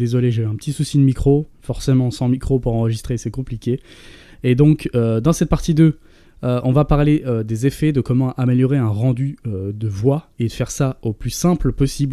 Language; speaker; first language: French; native; French